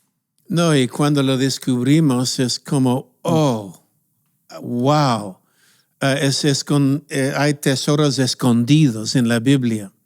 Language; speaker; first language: Spanish; non-native, fluent; English